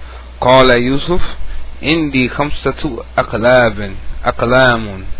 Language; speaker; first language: Arabic; non-native, fluent; English